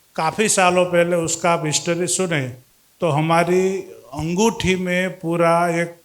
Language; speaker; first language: Hindi; non-native, local second language; Gujarati